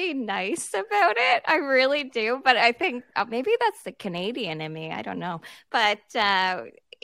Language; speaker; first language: English; native; English